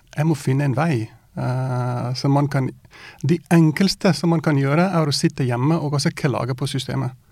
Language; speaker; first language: Norwegian; non-native, fluent; Persian